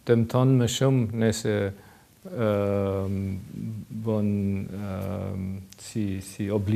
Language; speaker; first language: Albanian; non-native, learner; German